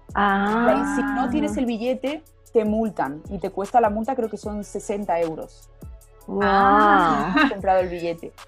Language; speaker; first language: Spanish; native; Spanish